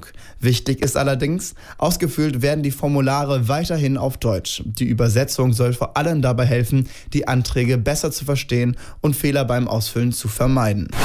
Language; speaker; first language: German; native; German